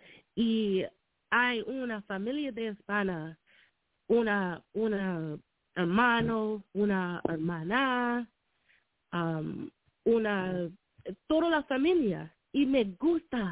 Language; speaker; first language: Spanish; non-native, learner; English